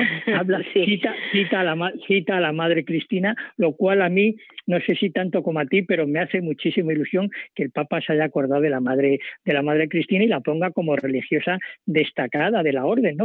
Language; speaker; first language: Spanish; native; Spanish